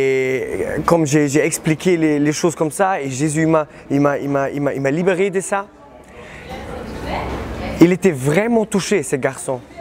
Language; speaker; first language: French; non-native, learner; German